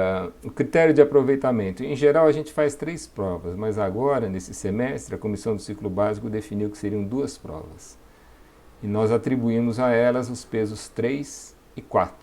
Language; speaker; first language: Portuguese; native; Portuguese